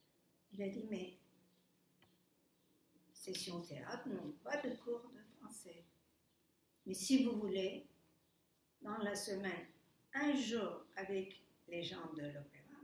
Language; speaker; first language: French; non-native, fluent; Turkish